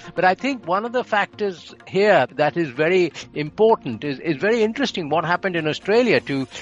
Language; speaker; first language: English; non-native, local second language; Bangla